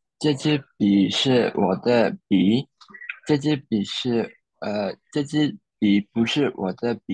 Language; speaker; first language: Chinese; non-native, learner; Burmese